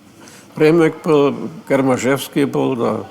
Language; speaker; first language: Russian; non-native, fluent; German